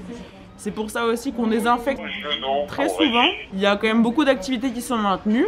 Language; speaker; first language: French; native; French